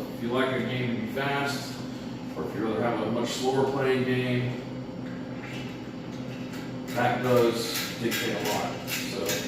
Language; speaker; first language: English; native; English